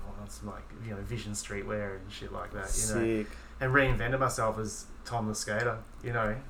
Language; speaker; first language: English; native; English